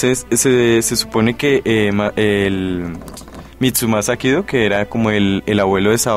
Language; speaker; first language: Spanish; native; Spanish